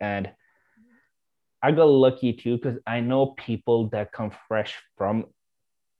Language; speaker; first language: English; non-native, fluent; Swedish